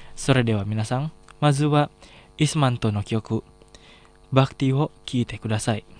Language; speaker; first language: Japanese; non-native, fluent; Indonesian